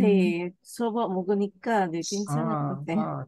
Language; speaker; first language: Korean; non-native, learner; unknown